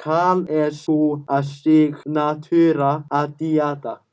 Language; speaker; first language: Spanish; non-native, learner; Icelandic